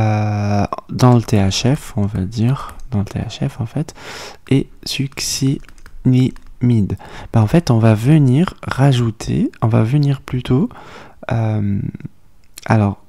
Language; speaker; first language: French; native; French